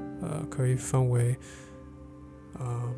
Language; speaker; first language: Chinese; non-native, fluent; English